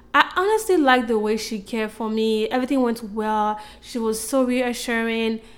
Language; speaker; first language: English; non-native, fluent; French